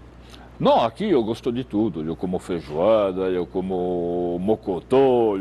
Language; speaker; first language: Portuguese; non-native, fluent; French